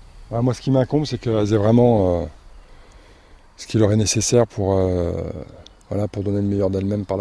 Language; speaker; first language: French; native; French